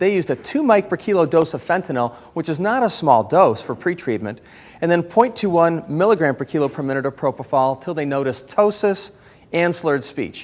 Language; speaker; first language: English; native; English